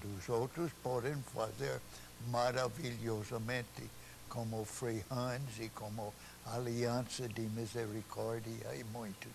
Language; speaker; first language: Portuguese; non-native, fluent; English